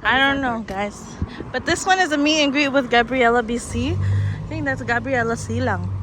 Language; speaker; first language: English; non-native, local second language; Filipino